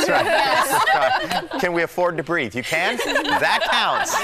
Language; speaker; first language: English; native; English